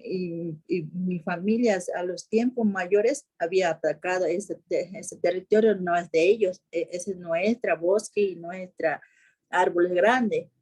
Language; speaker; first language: Spanish; non-native, local second language; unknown